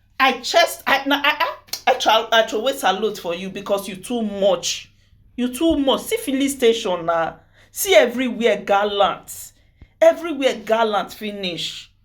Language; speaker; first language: Nigerian Pidgin; native; Nigerian Pidgin